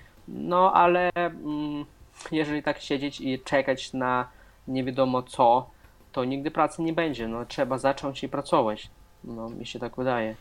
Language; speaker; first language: Polish; non-native, fluent; Russian